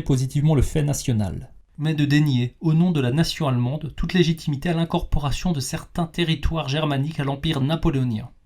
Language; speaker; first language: French; native; French